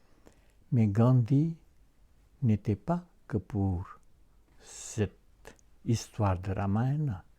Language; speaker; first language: French; non-native, fluent; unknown